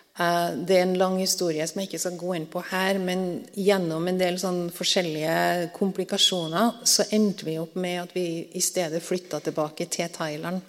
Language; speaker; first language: Norwegian; native; Norwegian